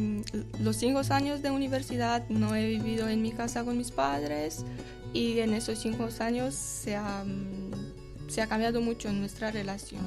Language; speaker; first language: Spanish; non-native, fluent; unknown